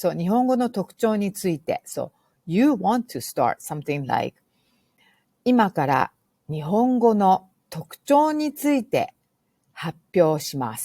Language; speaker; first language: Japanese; non-native, fluent; English